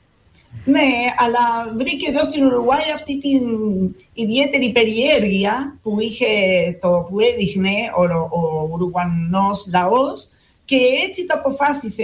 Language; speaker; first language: Greek; non-native, fluent; Spanish